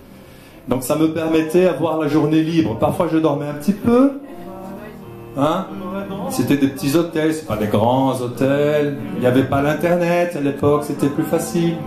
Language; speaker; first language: French; non-native, fluent; Portuguese